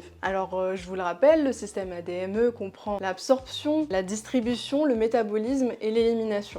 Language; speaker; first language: French; native; French